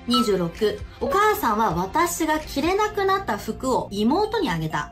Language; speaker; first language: Japanese; non-native, fluent; Chinese